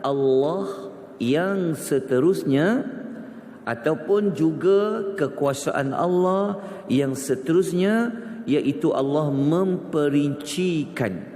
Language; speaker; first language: Malay; native; Malay